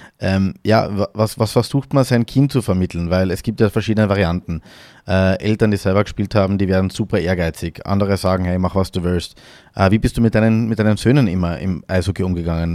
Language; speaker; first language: German; native; German